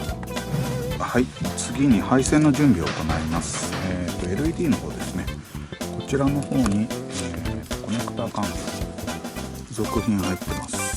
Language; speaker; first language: Japanese; native; Japanese